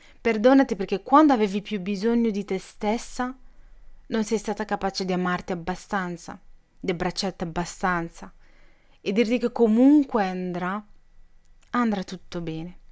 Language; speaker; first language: Italian; native; Italian